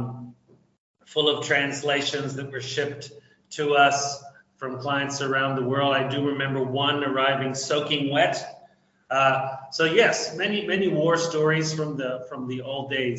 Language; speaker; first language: English; native; English